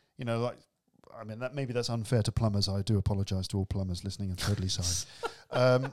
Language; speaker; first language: English; native; English